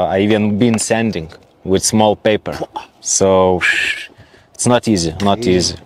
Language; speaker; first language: English; non-native, learner; Lithuanian